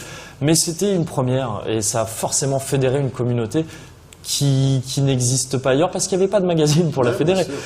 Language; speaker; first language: French; native; French